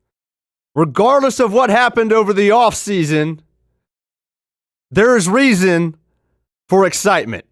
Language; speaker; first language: English; native; English